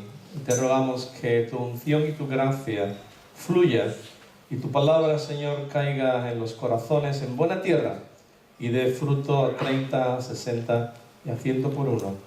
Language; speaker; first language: Spanish; native; Spanish